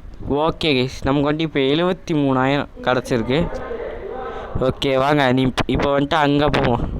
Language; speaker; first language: Tamil; native; Tamil